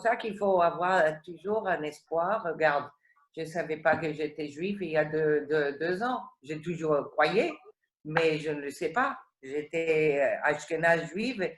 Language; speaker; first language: French; non-native, fluent; English